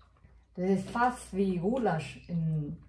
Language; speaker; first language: German; non-native, learner; Vietnamese